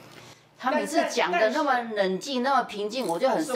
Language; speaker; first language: Chinese; native; Chinese